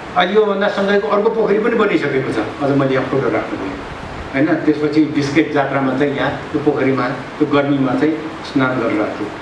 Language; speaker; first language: Nepali; non-native, local second language; Newari